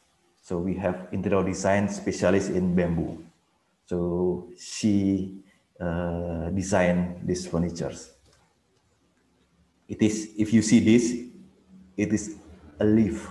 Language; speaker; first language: English; non-native, fluent; Indonesian